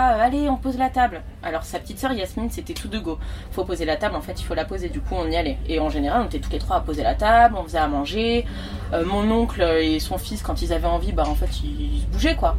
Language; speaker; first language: French; native; French